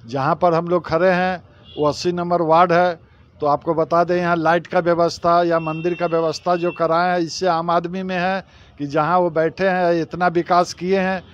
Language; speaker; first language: Hindi; native; Hindi